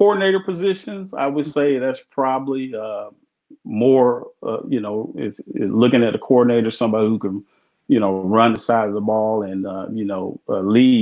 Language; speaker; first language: English; native; English